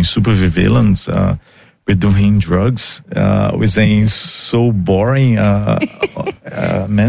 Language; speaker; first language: Dutch; non-native, learner; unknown